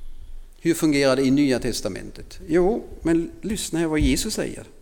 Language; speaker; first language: Swedish; non-native, fluent; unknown